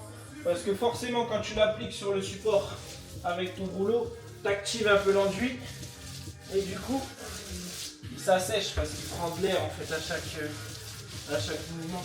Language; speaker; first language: French; native; French